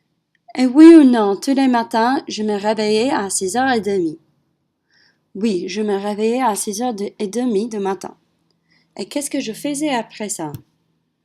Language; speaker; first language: French; non-native, learner; English